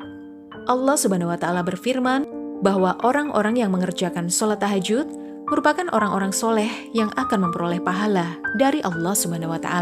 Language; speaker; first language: Indonesian; native; Indonesian